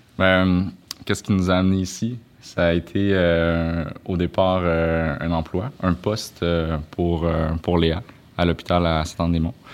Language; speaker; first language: French; native; French